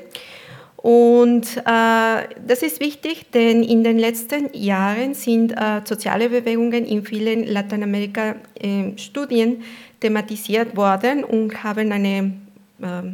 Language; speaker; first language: German; non-native, fluent; Spanish